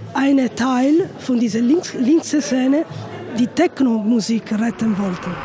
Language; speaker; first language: German; non-native, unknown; Italian